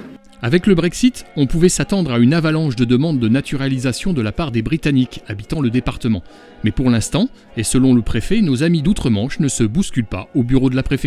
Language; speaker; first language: French; native; French